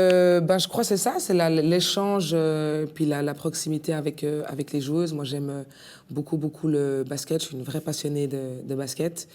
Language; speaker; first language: French; native; French